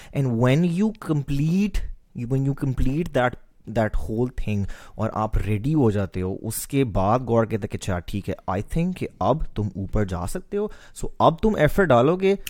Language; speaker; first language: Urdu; native; Urdu